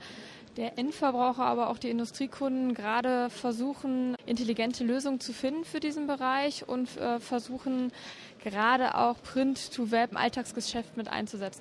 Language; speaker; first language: German; native; German